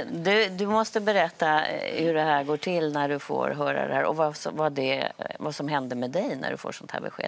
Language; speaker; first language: Swedish; native; Swedish